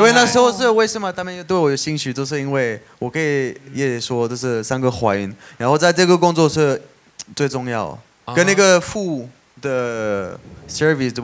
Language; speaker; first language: Chinese; non-native, fluent; French